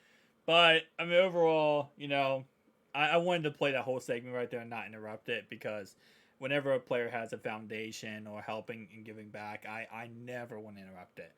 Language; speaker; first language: English; native; English